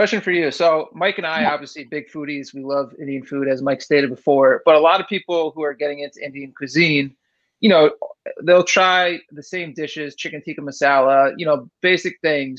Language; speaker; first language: English; native; English